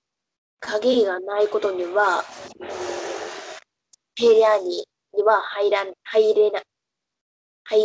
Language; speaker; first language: Japanese; non-native, fluent; Vietnamese